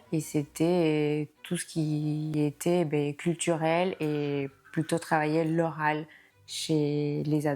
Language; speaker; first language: French; non-native, fluent; Spanish